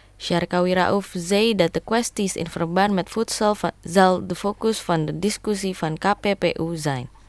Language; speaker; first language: Dutch; non-native, fluent; Indonesian